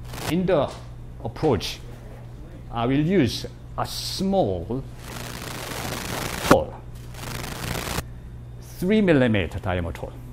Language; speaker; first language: English; non-native, fluent; Korean